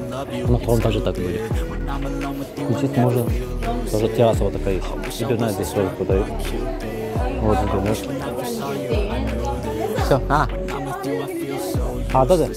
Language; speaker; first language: Russian; non-native, local second language; Azerbaijani